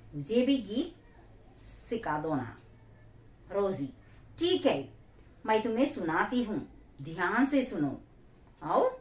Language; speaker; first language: Hindi; non-native, local second language; Telugu